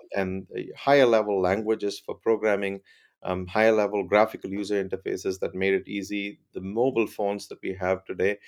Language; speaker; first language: English; non-native, local second language; Tamil